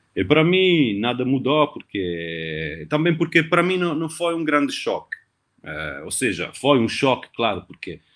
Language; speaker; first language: Portuguese; non-native, fluent; Italian